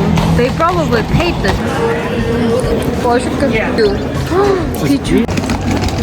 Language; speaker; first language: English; non-native, learner; Korean